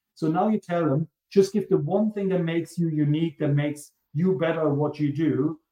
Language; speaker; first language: English; non-native, fluent; German